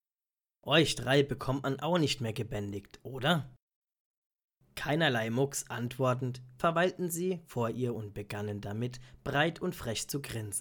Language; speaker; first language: German; native; German